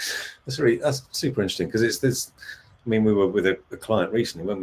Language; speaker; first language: English; native; English